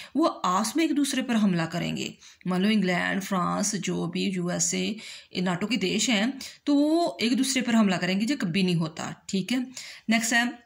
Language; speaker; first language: Hindi; non-native, local second language; Punjabi